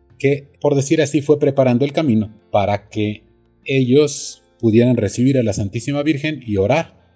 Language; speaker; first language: Spanish; native; Spanish